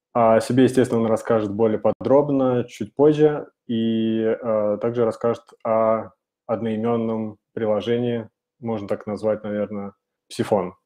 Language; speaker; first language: Russian; native; Russian